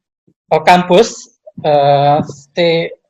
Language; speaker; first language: French; non-native, learner; Indonesian